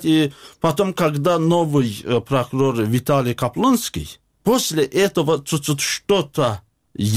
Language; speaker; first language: Russian; non-native, learner; Azerbaijani